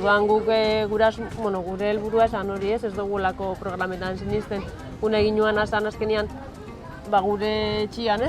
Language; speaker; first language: Basque; native; Basque